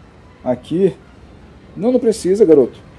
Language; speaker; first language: Portuguese; native; Portuguese